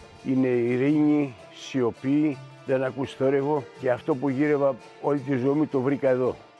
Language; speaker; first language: Greek; early bilingual, other home language; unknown